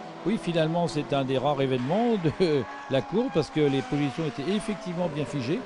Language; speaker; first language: French; native; French